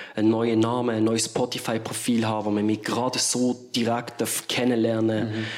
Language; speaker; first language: German; native; German